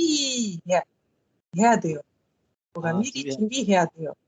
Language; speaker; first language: Korean; non-native, learner; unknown